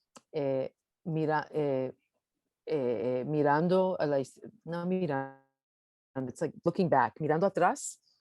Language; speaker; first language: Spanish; early bilingual, heritage; English